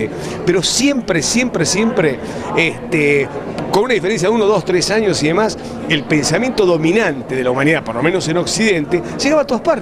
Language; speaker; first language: Spanish; native; Spanish